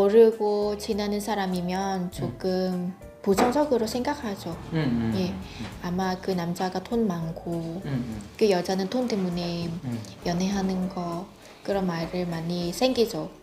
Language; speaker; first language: Korean; non-native, fluent; Vietnamese